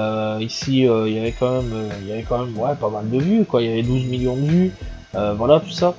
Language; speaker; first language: French; native; French